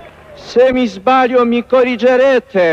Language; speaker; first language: Italian; non-native, fluent; Polish